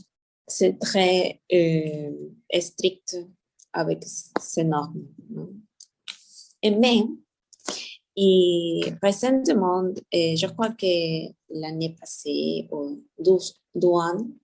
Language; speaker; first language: French; non-native, learner; Spanish